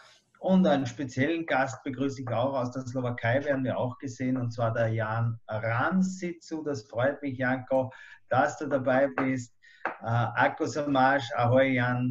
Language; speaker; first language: German; native; German